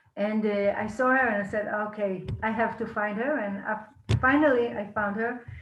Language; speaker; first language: English; non-native, fluent; Hebrew